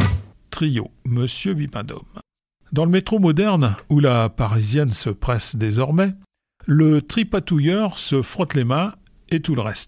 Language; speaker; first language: French; native; French